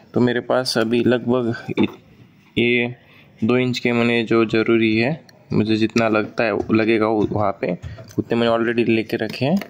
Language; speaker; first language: Hindi; non-native, local second language; Marathi